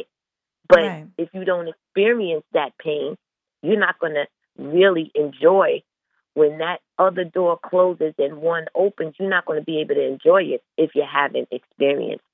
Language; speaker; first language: English; native; English